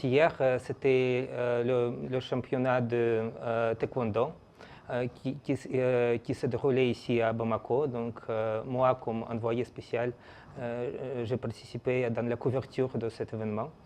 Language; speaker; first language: French; non-native, fluent; Russian